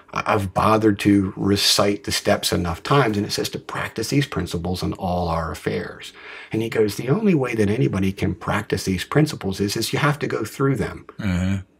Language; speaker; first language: English; native; English